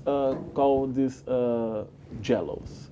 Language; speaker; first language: English; non-native, learner; Portuguese